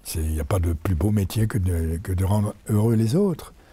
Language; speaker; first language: French; native; French